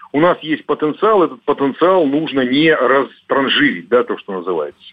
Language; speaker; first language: Russian; native; Russian